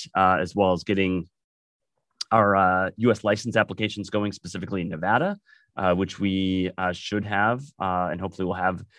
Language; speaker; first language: English; native; English